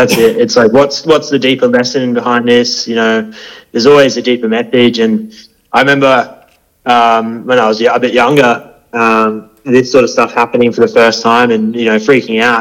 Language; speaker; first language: English; native; English